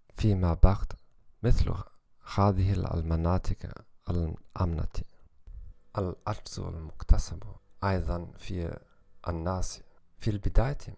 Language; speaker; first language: Arabic; non-native, learner; German